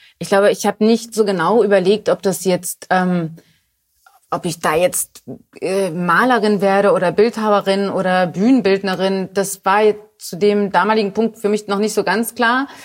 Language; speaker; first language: German; early bilingual, other home language; Polish